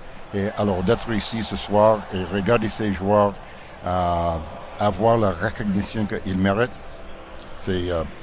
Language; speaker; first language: French; non-native, local second language; English